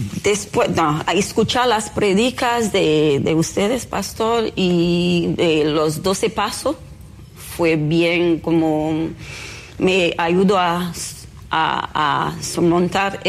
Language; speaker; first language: Spanish; non-native, fluent; Haitian Creole